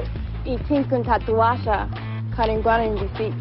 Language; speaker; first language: Catalan; non-native, learner; English